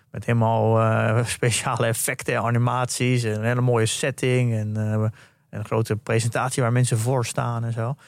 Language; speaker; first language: Dutch; native; Dutch